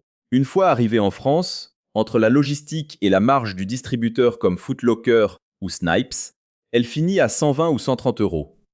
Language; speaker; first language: French; native; French